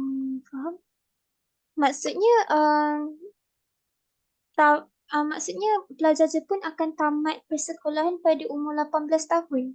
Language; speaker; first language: Malay; native; Malay